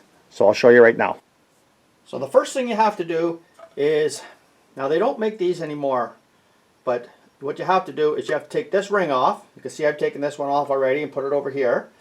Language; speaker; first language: English; native; English